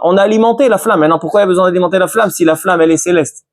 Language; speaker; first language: French; native; French